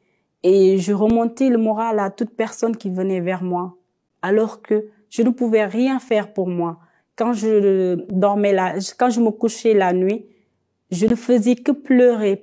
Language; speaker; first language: French; native; French